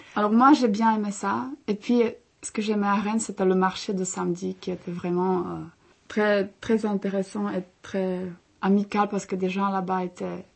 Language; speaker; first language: French; non-native, fluent; Czech